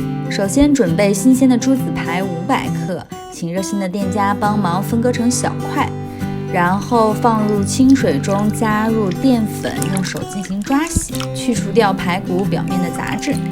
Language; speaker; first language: Chinese; native; Chinese